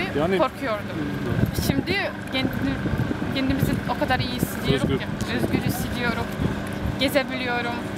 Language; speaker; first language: Turkish; early bilingual, heritage; Turkish